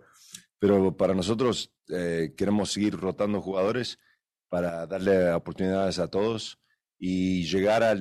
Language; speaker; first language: Spanish; early bilingual, heritage; Spanish